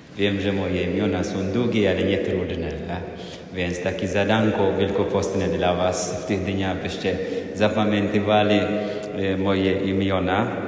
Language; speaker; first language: Polish; non-native, fluent; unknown